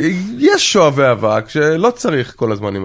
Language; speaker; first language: Hebrew; native; Hebrew